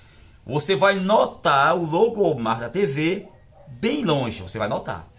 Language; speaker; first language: Portuguese; native; Portuguese